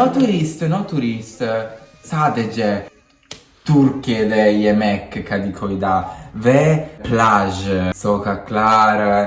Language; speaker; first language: Turkish; non-native, learner; Italian